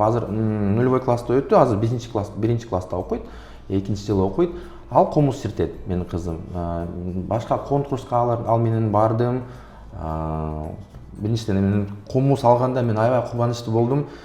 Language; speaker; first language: Kyrgyz; non-native, local second language; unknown